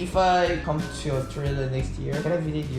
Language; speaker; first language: English; non-native, learner; Korean